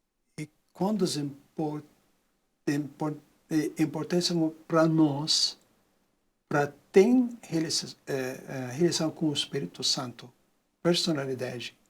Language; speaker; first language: Portuguese; non-native, learner; Arabic